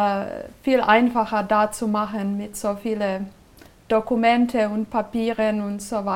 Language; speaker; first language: German; non-native, fluent; Serbian